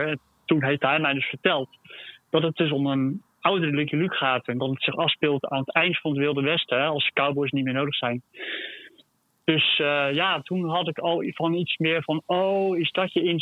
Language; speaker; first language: Dutch; native; Dutch